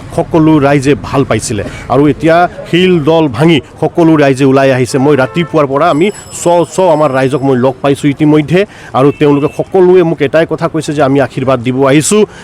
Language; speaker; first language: Assamese; non-native, local second language; Hindi